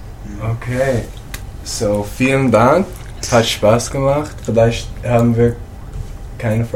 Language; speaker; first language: German; non-native, learner; English